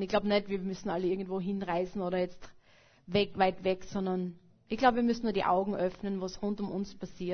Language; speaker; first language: German; native; German